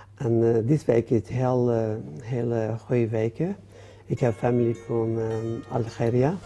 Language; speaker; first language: Dutch; non-native, learner; Arabic